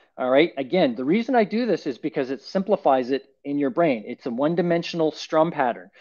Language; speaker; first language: English; native; English